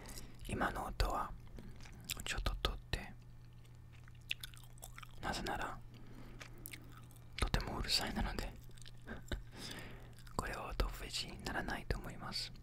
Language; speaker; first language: Japanese; non-native, learner; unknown